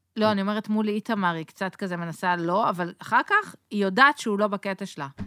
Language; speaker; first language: Hebrew; native; Hebrew